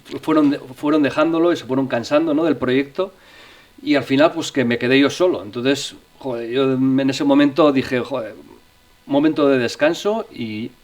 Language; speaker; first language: Spanish; native; Spanish